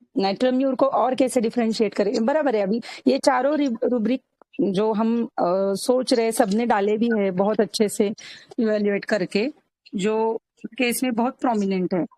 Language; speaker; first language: Hindi; non-native, local second language; Marathi